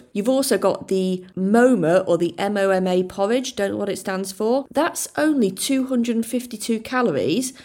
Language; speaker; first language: English; native; English